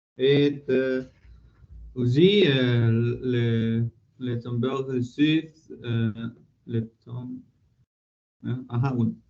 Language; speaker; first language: French; non-native, learner; Spanish